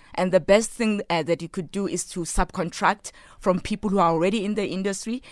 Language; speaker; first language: English; non-native, local second language; Tswana